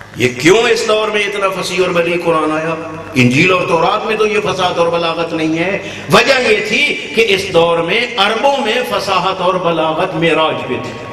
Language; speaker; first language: Urdu; non-native, local second language; Punjabi